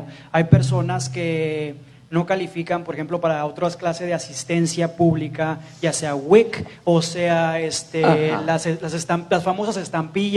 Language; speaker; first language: Spanish; native; Spanish